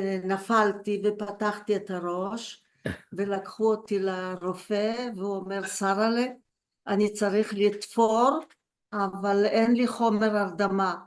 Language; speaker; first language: Hebrew; early bilingual, other home language; Polish